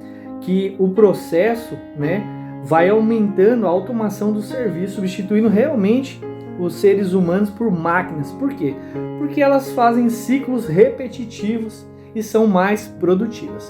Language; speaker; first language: Portuguese; native; Portuguese